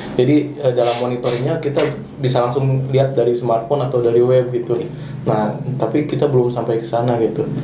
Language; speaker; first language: Indonesian; non-native, local second language; Sundanese